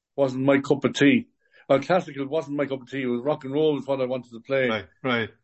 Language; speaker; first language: English; native; English